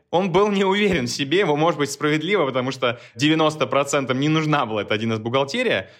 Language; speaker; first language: Russian; native; Russian